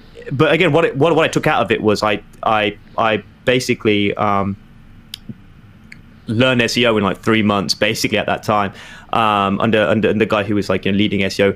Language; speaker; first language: English; native; English